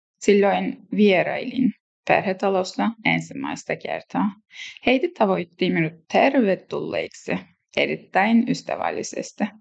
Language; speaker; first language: Finnish; non-native, learner; Turkish